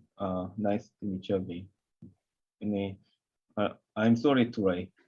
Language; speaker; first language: English; non-native, learner; Korean